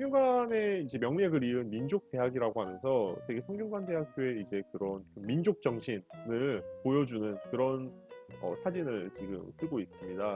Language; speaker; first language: Korean; native; Korean